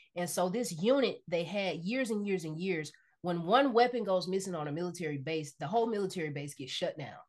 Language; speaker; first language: English; native; English